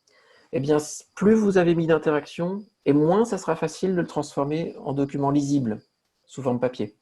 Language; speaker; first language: French; native; French